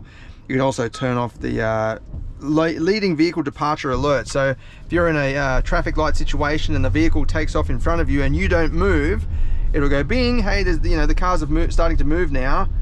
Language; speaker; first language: English; native; English